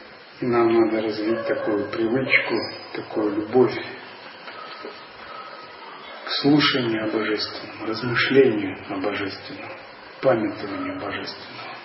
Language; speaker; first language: Russian; native; Russian